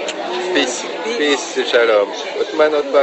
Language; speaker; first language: Hebrew; non-native, fluent; French